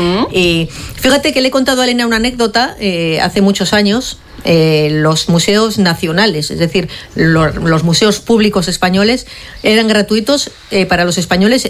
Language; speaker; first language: Spanish; native; Spanish